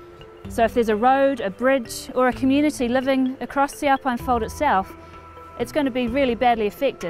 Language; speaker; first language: English; native; English